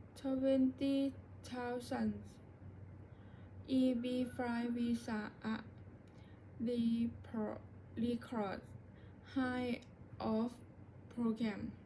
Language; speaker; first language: English; non-native, learner; Thai